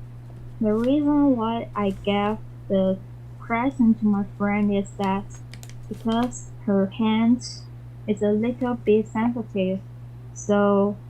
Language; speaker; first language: English; non-native, learner; Chinese